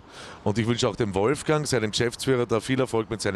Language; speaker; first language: German; native; German